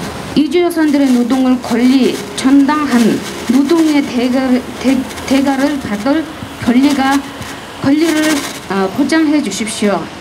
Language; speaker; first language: Korean; non-native, fluent; Mongolian